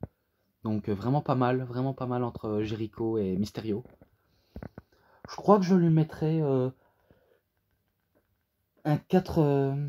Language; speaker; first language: French; native; French